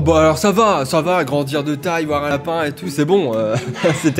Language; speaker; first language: French; native; French